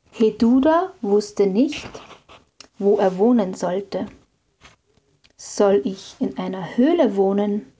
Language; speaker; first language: German; native; German